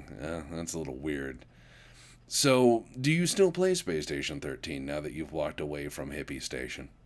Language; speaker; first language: English; native; English